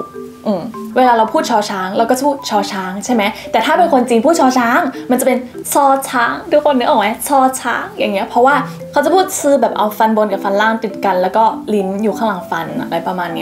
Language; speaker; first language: Thai; native; Thai